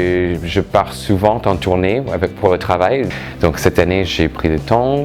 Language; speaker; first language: French; non-native, fluent; English